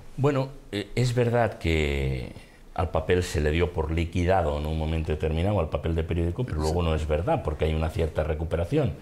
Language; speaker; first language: Spanish; non-native, local second language; Catalan